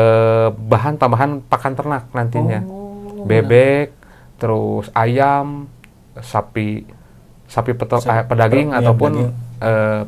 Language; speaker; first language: Indonesian; non-native, local second language; Sundanese